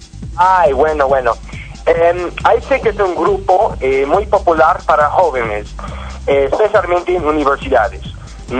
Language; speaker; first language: Spanish; non-native, learner; English